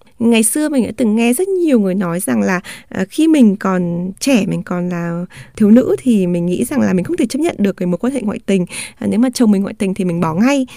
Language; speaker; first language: Vietnamese; native; Vietnamese